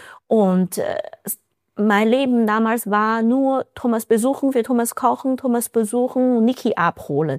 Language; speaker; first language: German; non-native, fluent; Chinese